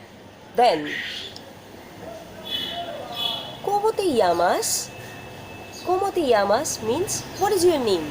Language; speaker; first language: Spanish; non-native, fluent; Bangla